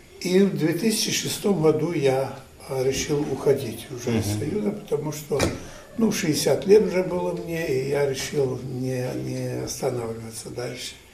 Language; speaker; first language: Russian; non-native, fluent; Ukrainian